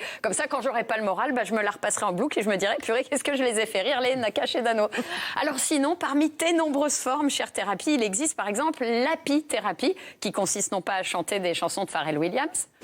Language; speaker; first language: French; native; French